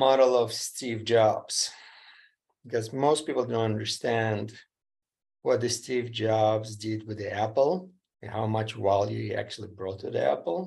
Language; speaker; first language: English; non-native, fluent; Ukrainian